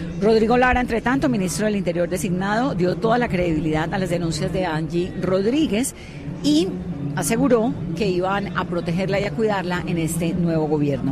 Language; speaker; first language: Spanish; native; Spanish